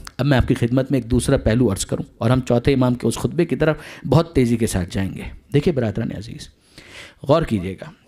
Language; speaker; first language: Urdu; non-native, local second language; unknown